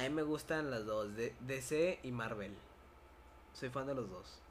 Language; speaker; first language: Spanish; native; Spanish